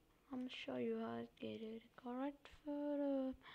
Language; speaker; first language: English; non-native, learner; German